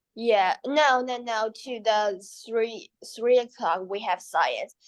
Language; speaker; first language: English; non-native, learner; Chinese